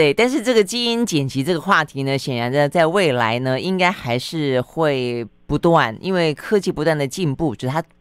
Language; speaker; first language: Chinese; native; Chinese